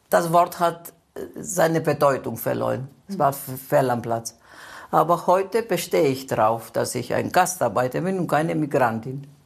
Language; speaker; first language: German; non-native, fluent; Greek